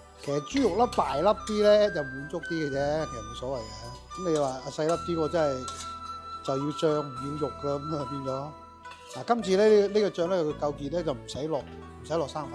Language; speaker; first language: Cantonese; native; Cantonese